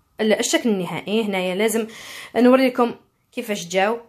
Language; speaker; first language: Arabic; native; Arabic